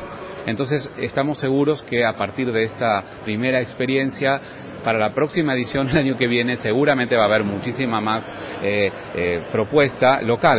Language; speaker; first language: Spanish; native; Spanish